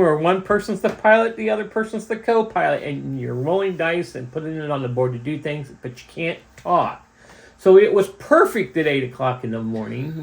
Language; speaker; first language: English; native; English